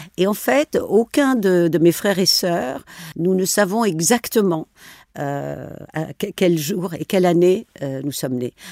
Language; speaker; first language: French; non-native, local second language; Arabic